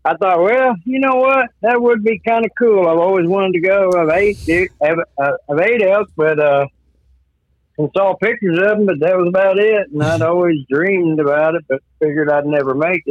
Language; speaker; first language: English; native; English